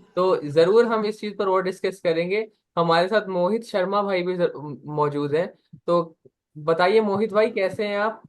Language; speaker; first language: Hindi; native; Hindi